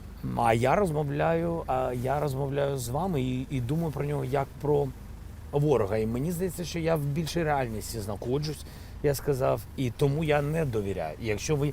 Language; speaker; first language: Ukrainian; non-native, local second language; Russian